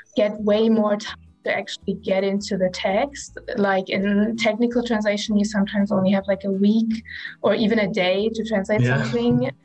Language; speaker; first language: English; non-native, fluent; German